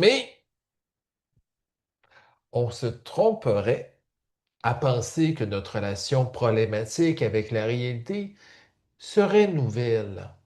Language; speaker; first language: French; native; French